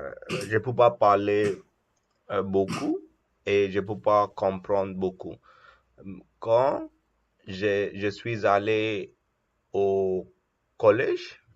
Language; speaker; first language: French; non-native, learner; Telugu